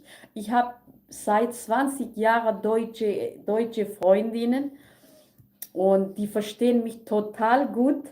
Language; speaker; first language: German; non-native, learner; Kurdish